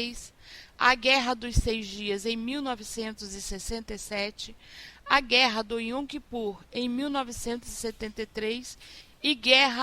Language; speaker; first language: Portuguese; native; Portuguese